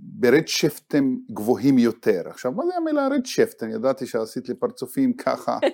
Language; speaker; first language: Hebrew; non-native, local second language; Arabic